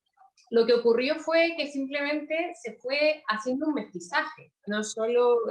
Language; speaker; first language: Spanish; native; Spanish